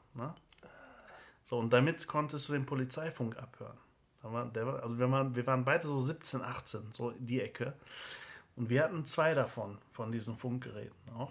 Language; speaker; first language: German; early bilingual, other home language; Turkish